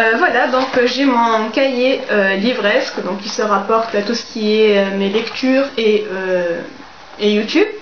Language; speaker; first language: French; non-native, local second language; Arabic